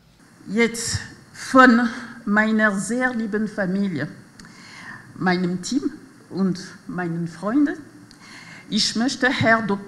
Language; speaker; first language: German; non-native, fluent; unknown